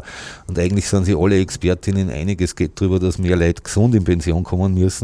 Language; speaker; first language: German; native; German